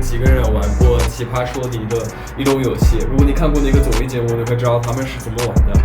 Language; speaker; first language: Chinese; non-native, fluent; English